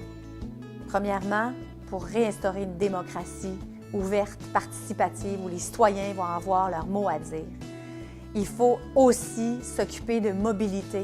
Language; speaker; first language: French; native; French